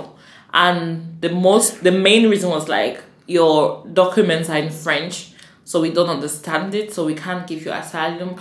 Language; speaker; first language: English; native; English